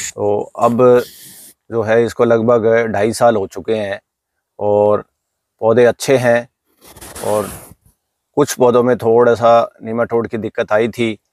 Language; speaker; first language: Hindi; native; Hindi